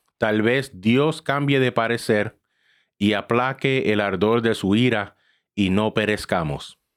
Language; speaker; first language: Spanish; early bilingual, heritage; Spanish